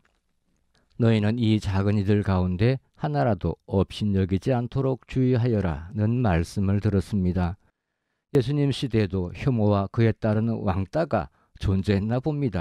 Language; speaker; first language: Korean; native; Korean